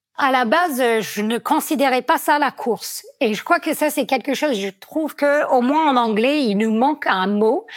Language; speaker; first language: French; non-native, fluent; English